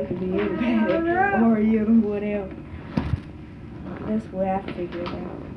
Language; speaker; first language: English; native; English